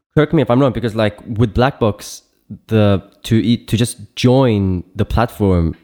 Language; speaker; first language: English; non-native, fluent; Greek